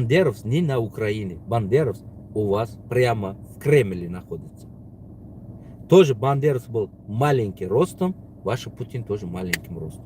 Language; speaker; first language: Russian; non-native, local second language; Tajik